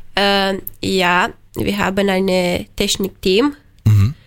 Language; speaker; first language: German; non-native, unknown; Romanian